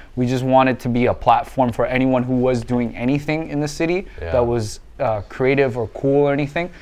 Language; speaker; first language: English; early bilingual, other home language; Vietnamese